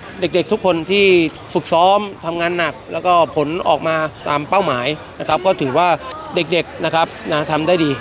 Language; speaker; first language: Thai; native; Thai